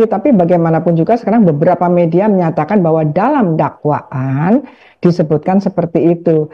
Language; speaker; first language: Indonesian; native; Indonesian